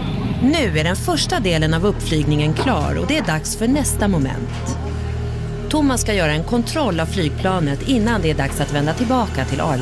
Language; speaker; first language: Swedish; native; Swedish